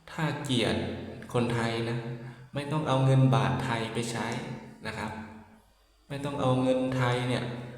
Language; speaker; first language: Thai; native; Thai